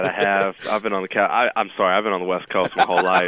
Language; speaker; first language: English; native; English